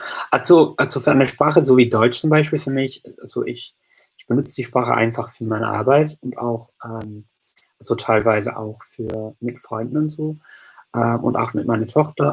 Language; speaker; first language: German; non-native, fluent; English